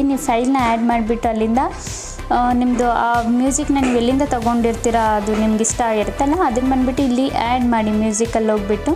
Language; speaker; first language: Kannada; native; Kannada